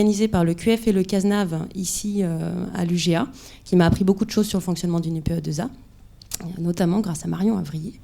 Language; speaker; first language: French; native; French